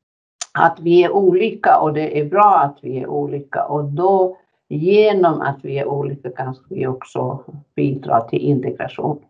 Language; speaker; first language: Swedish; non-native, fluent; Finnish